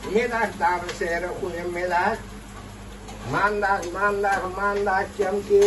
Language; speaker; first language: Dutch; non-native, local second language; Caribbean Hindustani